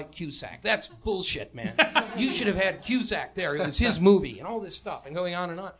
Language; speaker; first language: English; native; English